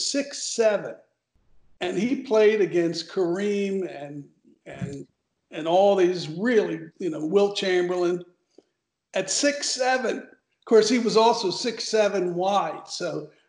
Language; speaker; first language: English; native; English